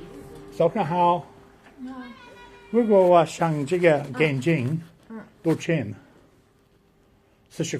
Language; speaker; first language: Chinese; non-native, learner; English